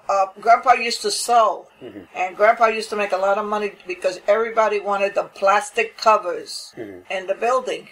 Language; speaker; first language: English; native; English